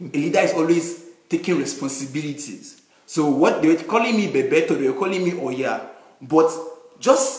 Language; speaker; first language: English; non-native, local second language; Yoruba